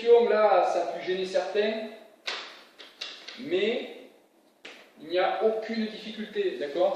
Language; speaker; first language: French; native; French